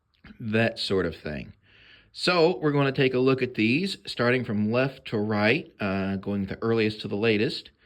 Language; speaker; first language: English; native; English